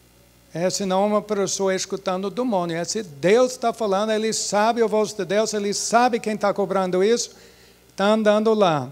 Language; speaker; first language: Portuguese; non-native, fluent; English